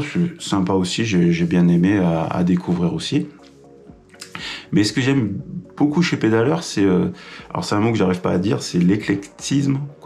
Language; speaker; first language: French; native; French